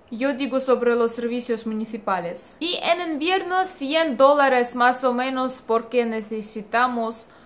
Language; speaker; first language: Spanish; non-native, fluent; Russian